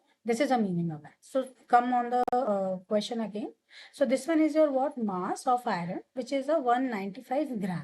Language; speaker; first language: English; non-native, local second language; Hindi